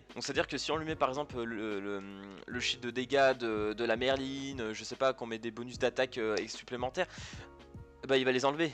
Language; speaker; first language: French; native; French